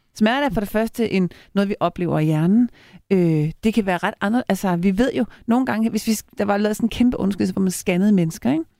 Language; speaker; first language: Danish; native; Danish